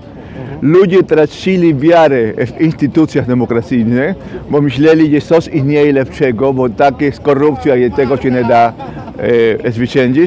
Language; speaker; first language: Polish; non-native, fluent; Spanish